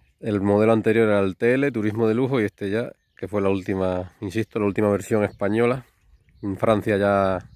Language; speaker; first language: Spanish; native; Spanish